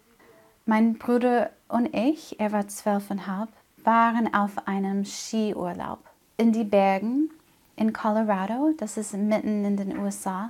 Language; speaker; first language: German; non-native, fluent; English